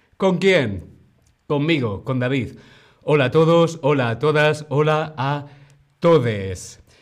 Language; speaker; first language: Spanish; native; Spanish